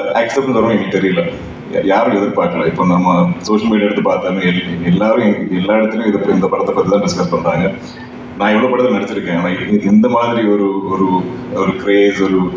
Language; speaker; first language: Tamil; non-native, local second language; Malayalam